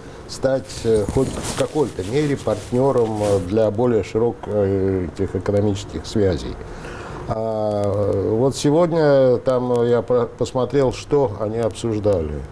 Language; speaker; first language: Russian; native; Russian